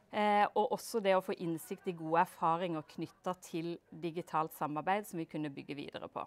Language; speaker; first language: Norwegian; native; Norwegian